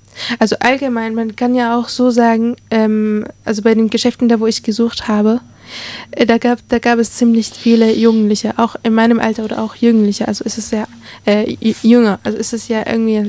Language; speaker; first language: German; early bilingual, other home language; Arabic